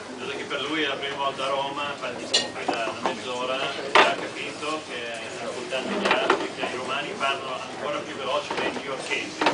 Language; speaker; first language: Italian; early bilingual, heritage; English